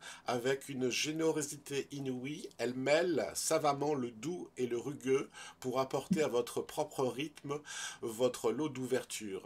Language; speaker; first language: French; native; French